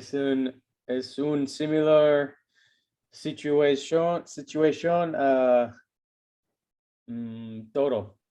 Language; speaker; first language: Spanish; non-native, learner; English